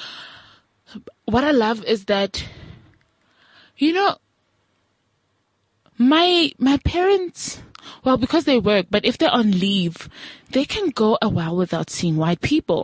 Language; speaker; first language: English; non-native, local second language; Tswana